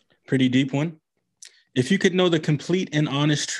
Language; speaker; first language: English; native; English